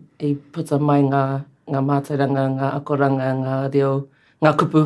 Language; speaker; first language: Māori; non-native, learner; English